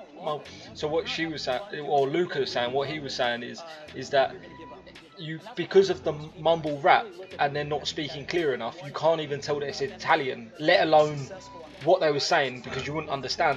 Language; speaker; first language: English; early bilingual, other home language; Italian